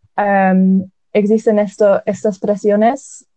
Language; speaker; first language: Spanish; non-native, fluent; English